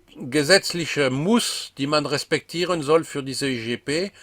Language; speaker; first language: German; non-native, fluent; French